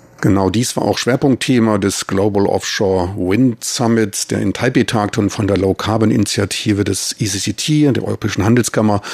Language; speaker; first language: German; native; German